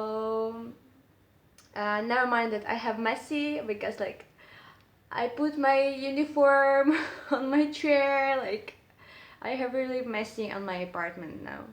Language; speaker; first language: English; non-native, learner; Russian